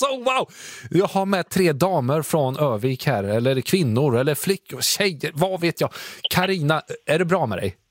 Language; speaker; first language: Swedish; native; Swedish